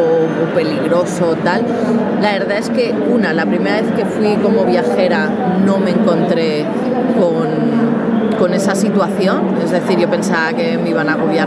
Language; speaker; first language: Spanish; native; Spanish